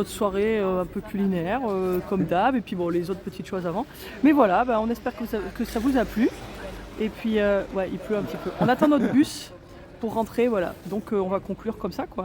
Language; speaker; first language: French; native; French